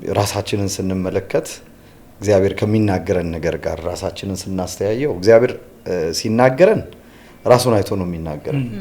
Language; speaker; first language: Amharic; early bilingual, other home language; Tigrinya